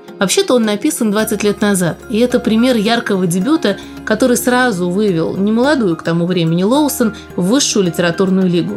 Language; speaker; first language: Russian; native; Russian